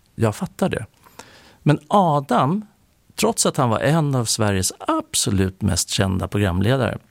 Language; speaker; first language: Swedish; native; Swedish